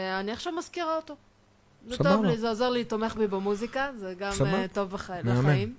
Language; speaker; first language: Hebrew; native; Hebrew